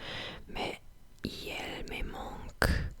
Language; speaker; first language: French; non-native, fluent; English